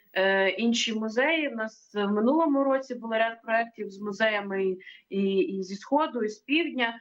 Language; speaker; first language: Ukrainian; native; Ukrainian